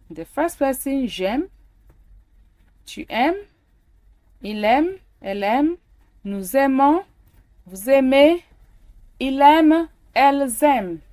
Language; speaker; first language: French; non-native, fluent; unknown